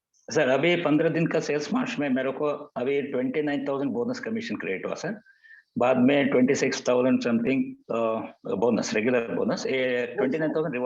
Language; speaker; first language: Hindi; non-native, local second language; Kannada